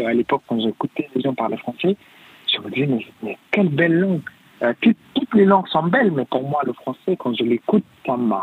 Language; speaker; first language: French; non-native, fluent; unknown